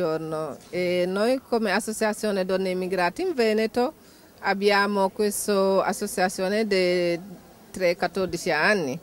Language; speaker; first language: Italian; non-native, learner; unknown